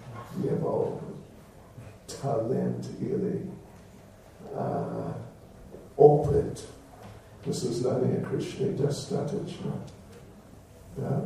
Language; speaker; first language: Russian; non-native, learner; English